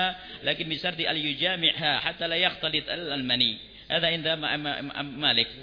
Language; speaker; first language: Arabic; non-native, fluent; Indonesian